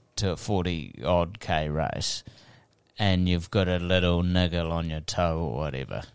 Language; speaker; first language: English; native; English